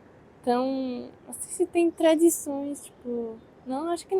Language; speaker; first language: Portuguese; non-native, fluent; French